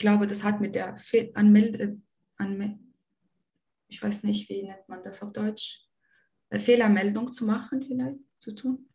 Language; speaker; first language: German; non-native, fluent; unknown